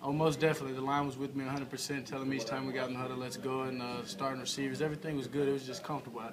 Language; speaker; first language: English; native; English